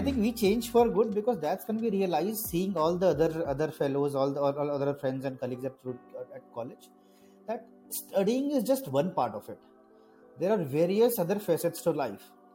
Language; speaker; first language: English; non-native, local second language; Hindi